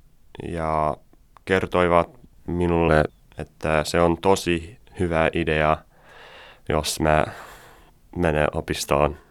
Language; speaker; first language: Finnish; non-native, learner; English